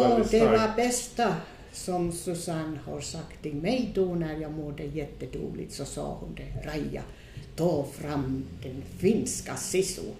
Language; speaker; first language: Swedish; non-native, fluent; Finnish